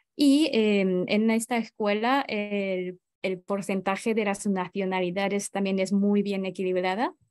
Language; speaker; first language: Spanish; non-native, fluent; Japanese